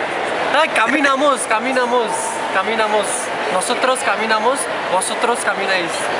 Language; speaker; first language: Spanish; non-native, learner; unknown